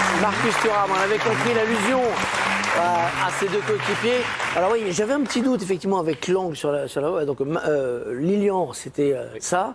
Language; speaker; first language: French; native; French